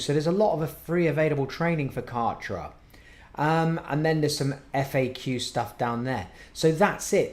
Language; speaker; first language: English; native; English